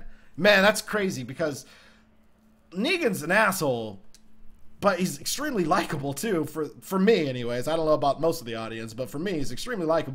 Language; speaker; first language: English; native; English